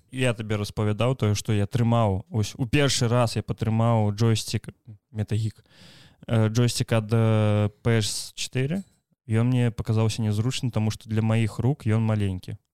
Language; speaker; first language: Belarusian; native; Belarusian